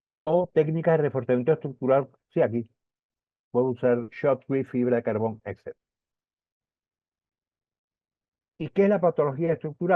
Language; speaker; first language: Spanish; native; Spanish